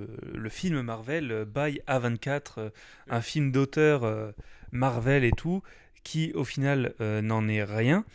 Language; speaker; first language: French; native; French